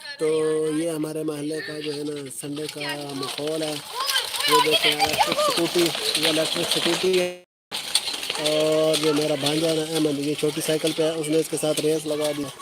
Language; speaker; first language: Urdu; non-native, local second language; Punjabi